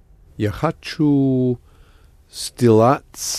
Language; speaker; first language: Russian; non-native, learner; English